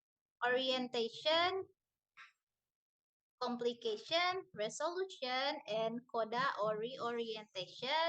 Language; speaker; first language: English; non-native, learner; Indonesian